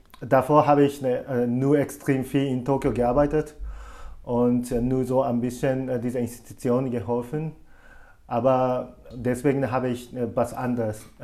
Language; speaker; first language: German; non-native, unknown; Japanese